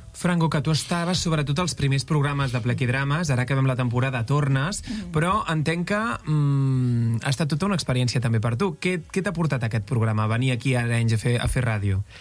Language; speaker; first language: Catalan; native; Catalan